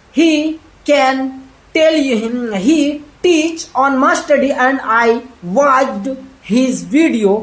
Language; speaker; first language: English; non-native, learner; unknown